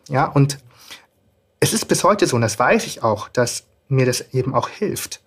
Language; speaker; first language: German; native; German